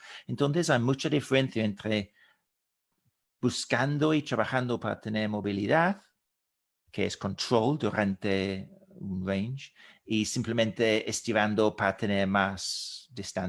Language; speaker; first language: Spanish; non-native, fluent; English